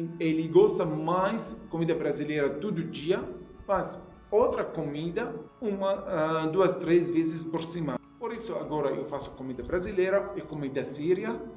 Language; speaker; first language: Portuguese; non-native, learner; Arabic